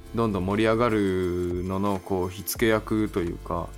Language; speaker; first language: Japanese; native; Japanese